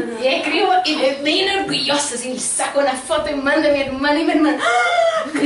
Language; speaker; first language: Spanish; early bilingual, other home language; Portuguese